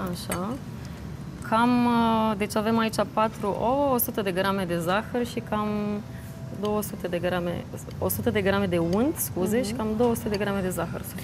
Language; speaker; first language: Romanian; native; Romanian